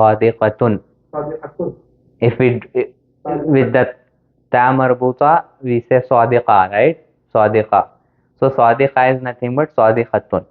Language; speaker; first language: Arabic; non-native, fluent; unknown